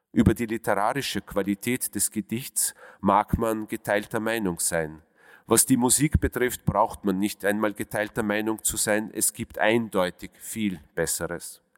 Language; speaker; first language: German; early bilingual, other home language; Russian